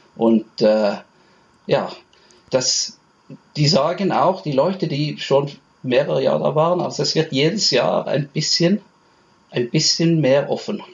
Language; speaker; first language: German; non-native, fluent; Norwegian